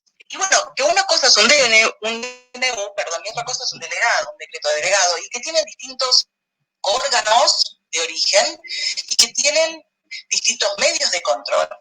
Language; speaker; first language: Spanish; native; Spanish